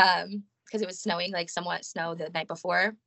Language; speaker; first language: English; native; English